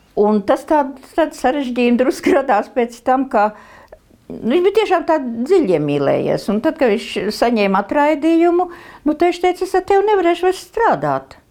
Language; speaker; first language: Latvian; native; Latvian